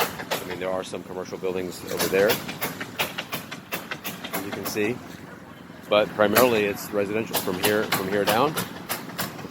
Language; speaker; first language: English; native; English